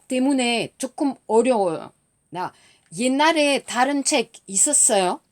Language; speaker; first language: Korean; non-native, learner; French